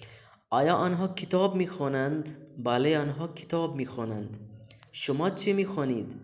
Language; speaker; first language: Persian; non-native, fluent; Urdu